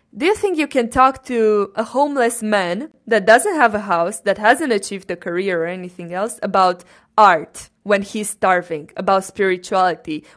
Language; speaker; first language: English; non-native, fluent; Romanian